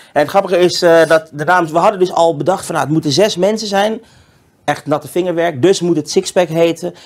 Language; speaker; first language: Dutch; native; Dutch